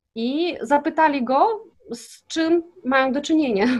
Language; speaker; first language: Polish; early bilingual, heritage; Kazakh